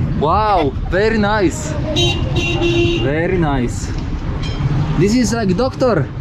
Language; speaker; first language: English; non-native, learner; Polish